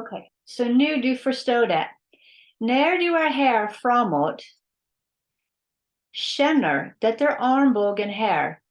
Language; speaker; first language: Swedish; non-native, learner; English